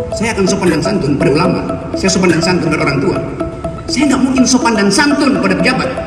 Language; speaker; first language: Indonesian; native; Indonesian